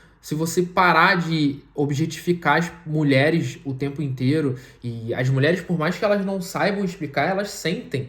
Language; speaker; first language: Portuguese; native; Portuguese